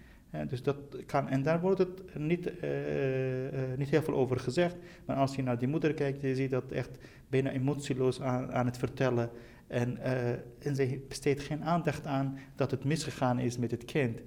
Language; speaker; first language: Dutch; non-native, fluent; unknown